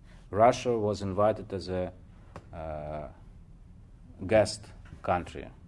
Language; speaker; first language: English; non-native, fluent; Russian